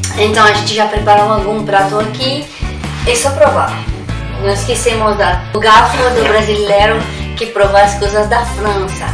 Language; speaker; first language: Portuguese; non-native, learner; French